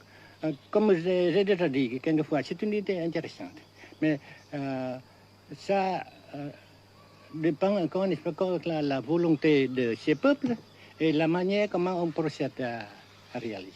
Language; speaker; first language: French; non-native, fluent; Vietnamese